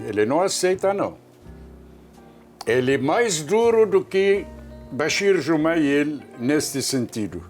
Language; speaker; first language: Portuguese; non-native, fluent; Arabic